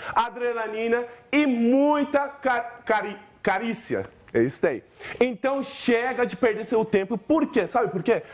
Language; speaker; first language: Portuguese; non-native, fluent; Persian